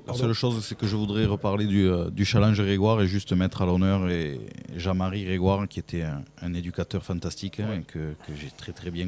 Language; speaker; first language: French; native; French